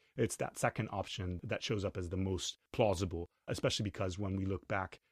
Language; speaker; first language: English; non-native, fluent; Spanish